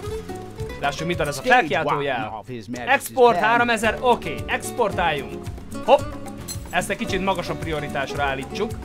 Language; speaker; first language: Hungarian; native; Hungarian